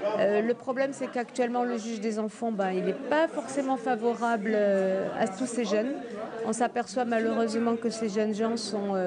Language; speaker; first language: French; native; French